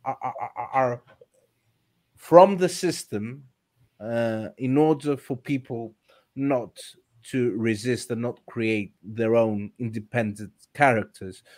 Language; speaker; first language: English; non-native, fluent; Greek